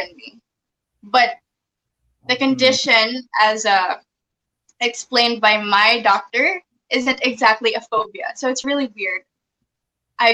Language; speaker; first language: English; non-native, local second language; Filipino